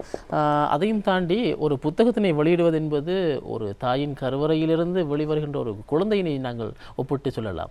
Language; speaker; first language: Tamil; native; Tamil